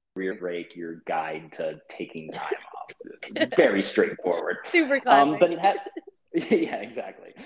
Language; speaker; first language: English; early bilingual, other home language; Filipino